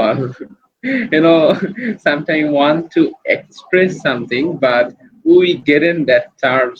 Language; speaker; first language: English; non-native, learner; Bangla